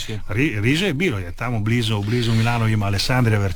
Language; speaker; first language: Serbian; non-native, fluent; Italian